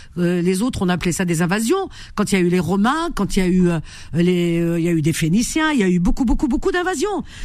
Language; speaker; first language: French; native; French